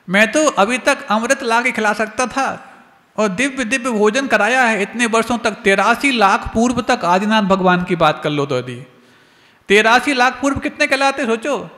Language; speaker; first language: Hindi; native; Hindi